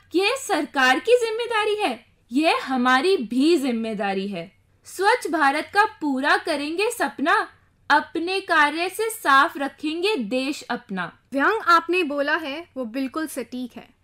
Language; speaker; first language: Hindi; native; Hindi